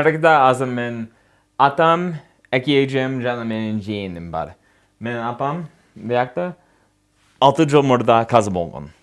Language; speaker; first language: Kyrgyz; non-native, learner; English